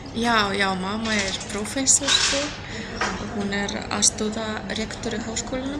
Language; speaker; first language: Icelandic; non-native, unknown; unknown